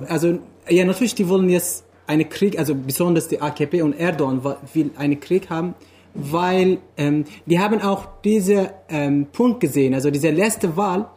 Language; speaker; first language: German; non-native, fluent; Kurdish